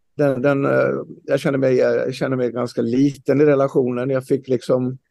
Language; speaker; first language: Swedish; native; Swedish